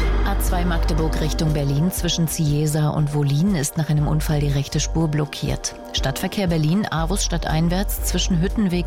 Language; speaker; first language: German; native; German